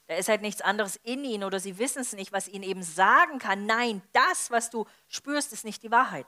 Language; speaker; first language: German; native; German